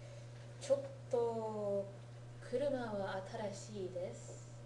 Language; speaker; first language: Japanese; non-native, learner; English